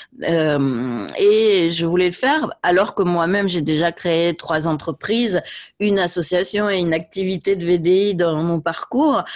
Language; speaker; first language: French; native; French